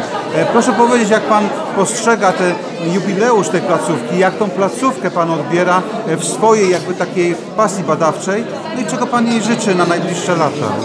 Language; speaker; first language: Polish; native; Polish